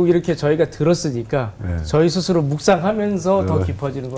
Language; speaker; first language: Korean; native; Korean